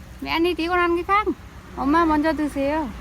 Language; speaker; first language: Korean; non-native, learner; Vietnamese